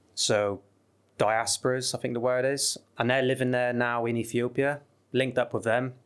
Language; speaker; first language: English; native; English